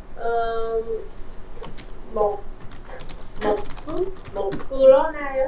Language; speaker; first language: Korean; non-native, learner; Vietnamese